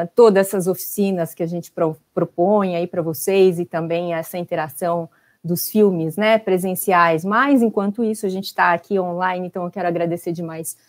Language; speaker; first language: Portuguese; native; Portuguese